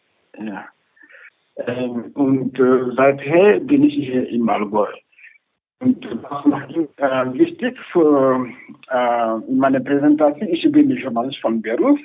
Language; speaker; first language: German; non-native, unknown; Wolof